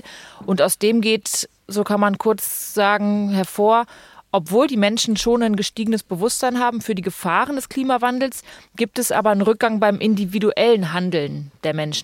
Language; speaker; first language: German; native; German